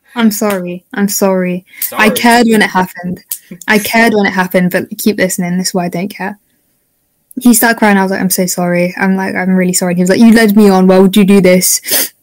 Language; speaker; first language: English; native; English